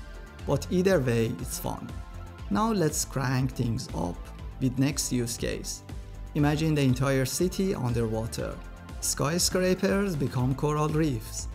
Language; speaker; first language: English; non-native, fluent; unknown